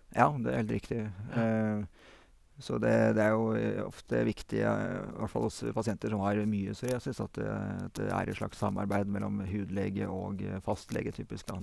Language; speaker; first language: Norwegian; native; Norwegian